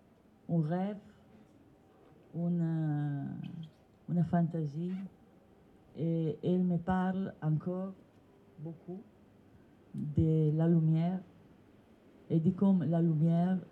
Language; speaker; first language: French; non-native, learner; Italian